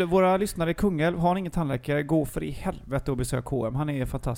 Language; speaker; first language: Swedish; native; Swedish